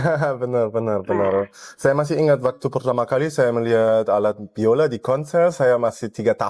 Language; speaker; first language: Indonesian; early bilingual, heritage; German